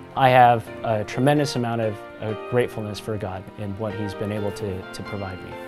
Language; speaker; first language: English; native; English